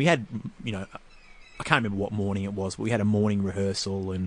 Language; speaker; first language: English; native; English